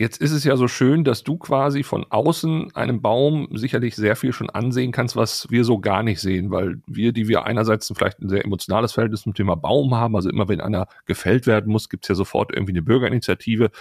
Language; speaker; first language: German; native; German